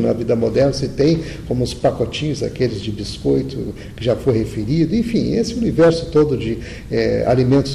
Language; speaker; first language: Portuguese; native; Portuguese